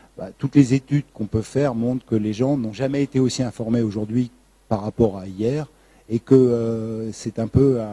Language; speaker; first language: French; native; French